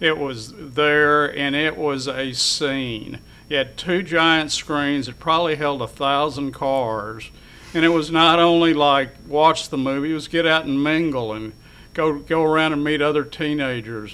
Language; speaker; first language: English; native; English